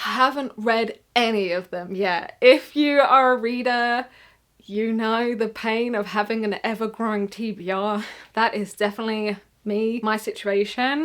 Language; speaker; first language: English; native; English